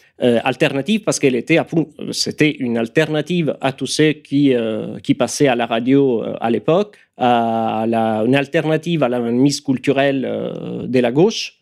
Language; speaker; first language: French; non-native, fluent; Italian